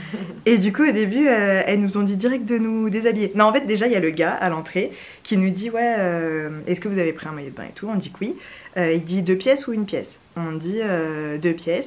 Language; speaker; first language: French; native; French